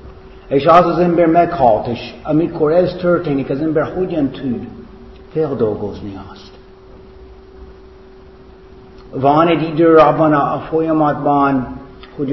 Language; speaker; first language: Hungarian; non-native, fluent; English